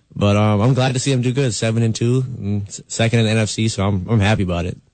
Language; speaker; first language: English; native; English